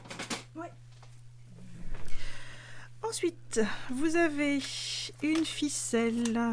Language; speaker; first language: French; native; French